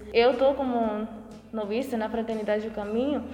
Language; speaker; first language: Portuguese; non-native, fluent; Spanish